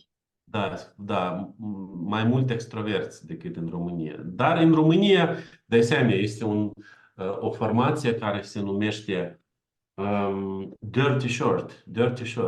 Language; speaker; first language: Romanian; non-native, learner; Ukrainian